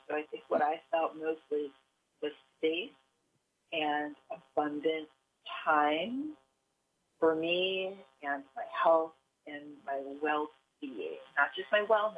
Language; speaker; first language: English; native; English